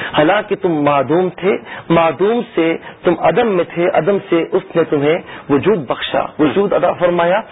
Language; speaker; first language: Urdu; native; Urdu